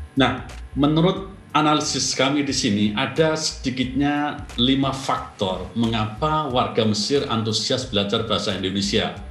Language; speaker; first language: Indonesian; native; Indonesian